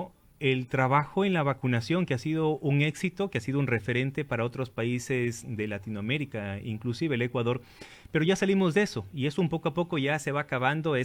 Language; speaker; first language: Spanish; native; Spanish